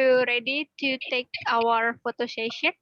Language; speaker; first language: English; non-native, learner; Indonesian